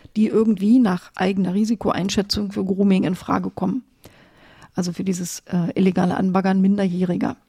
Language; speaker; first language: German; native; German